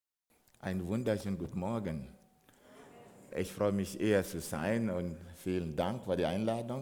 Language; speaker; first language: German; non-native, fluent; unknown